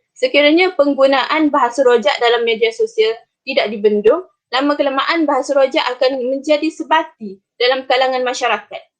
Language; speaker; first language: Malay; native; Malay